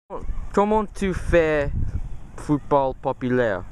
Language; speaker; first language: French; non-native, learner; English